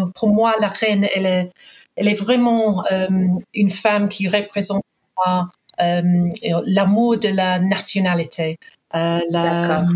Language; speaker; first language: French; non-native, fluent; English